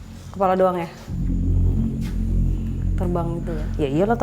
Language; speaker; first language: Indonesian; native; Indonesian